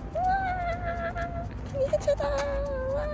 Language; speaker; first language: Korean; non-native, fluent; Chinese